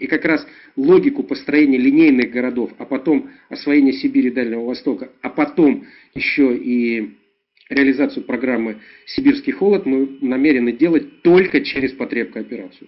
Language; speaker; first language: Russian; native; Russian